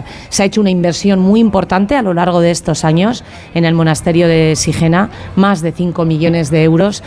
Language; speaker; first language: Spanish; native; Spanish